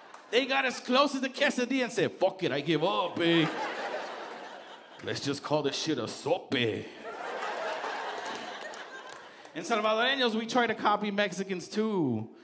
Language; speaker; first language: English; early bilingual, other home language; Spanish